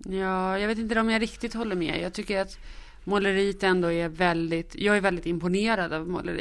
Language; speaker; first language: Swedish; native; Swedish